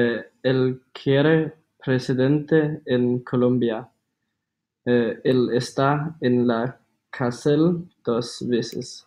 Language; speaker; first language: Spanish; non-native, learner; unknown